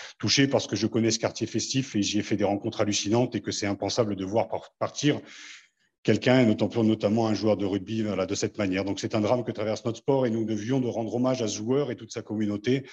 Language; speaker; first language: French; native; French